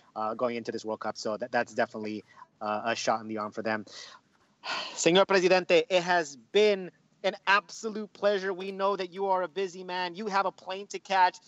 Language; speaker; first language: English; early bilingual, other home language; Spanish